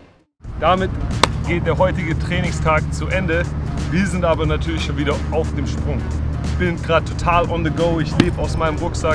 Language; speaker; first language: German; native; German